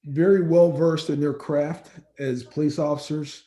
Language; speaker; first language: English; native; English